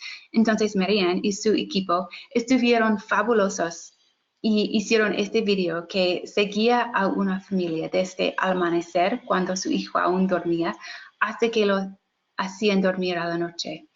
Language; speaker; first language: Spanish; non-native, fluent; English